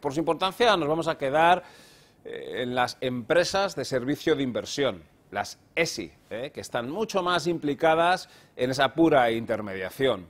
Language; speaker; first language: Spanish; native; Spanish